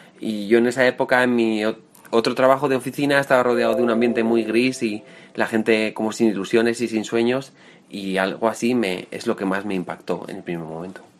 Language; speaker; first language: Spanish; native; Spanish